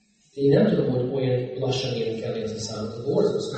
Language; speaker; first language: Hungarian; non-native, fluent; English